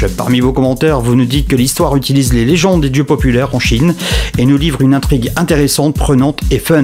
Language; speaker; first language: French; native; French